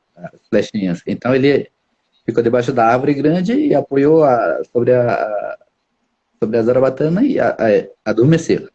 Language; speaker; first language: Portuguese; non-native, local second language; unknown